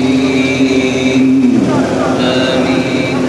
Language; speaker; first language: Arabic; native; Arabic